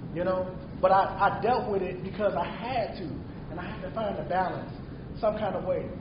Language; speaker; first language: English; native; English